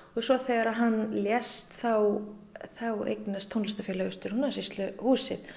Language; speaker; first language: Icelandic; native; Icelandic